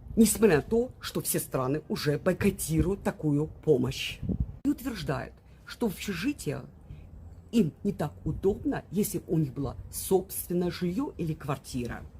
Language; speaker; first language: Russian; native; Russian